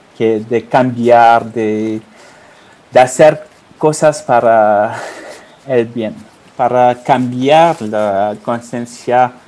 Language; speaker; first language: Spanish; non-native, learner; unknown